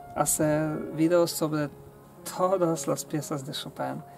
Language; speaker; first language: Spanish; non-native, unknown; Polish